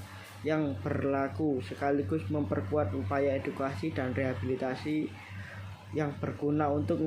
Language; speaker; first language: Indonesian; native; Indonesian